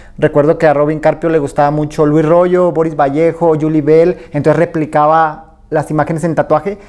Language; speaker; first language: Spanish; native; Spanish